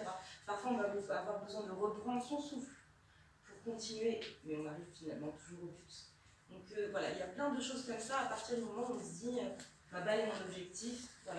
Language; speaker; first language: French; native; French